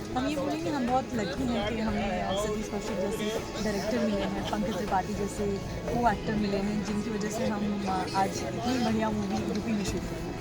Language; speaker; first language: Hindi; non-native, local second language; Gujarati